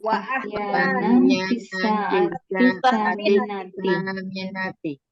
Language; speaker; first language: Arabic; non-native, learner; Indonesian